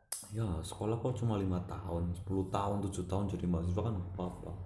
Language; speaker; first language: Indonesian; non-native, local second language; Javanese